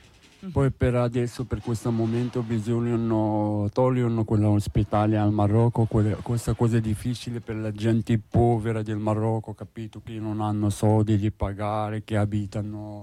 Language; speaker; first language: Italian; non-native, learner; Arabic